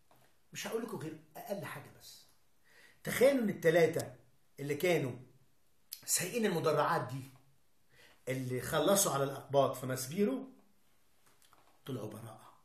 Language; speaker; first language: Arabic; native; Arabic